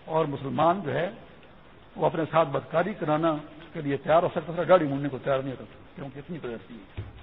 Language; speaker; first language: Urdu; non-native, local second language; Pashto